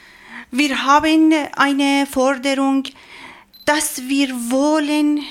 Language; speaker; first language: German; non-native, learner; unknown